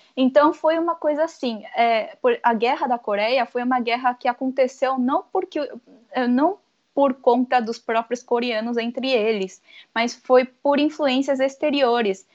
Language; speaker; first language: Portuguese; early bilingual, other home language; Korean